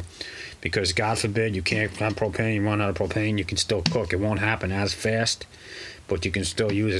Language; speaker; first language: English; native; English